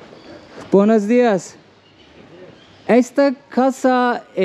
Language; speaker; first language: Spanish; non-native, learner; Turkish